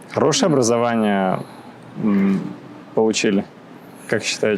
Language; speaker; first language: Russian; native; Russian